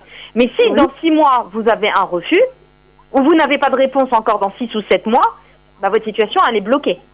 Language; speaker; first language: French; native; French